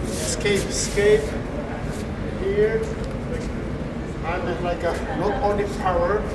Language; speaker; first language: English; non-native, learner; Spanish